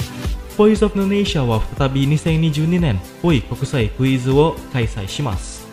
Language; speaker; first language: Japanese; non-native, fluent; Indonesian